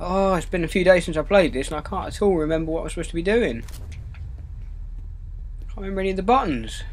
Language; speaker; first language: English; native; English